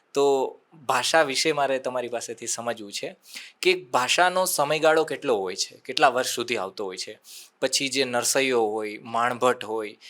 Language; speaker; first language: Gujarati; native; Gujarati